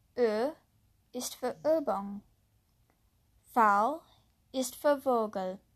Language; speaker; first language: German; non-native, learner; English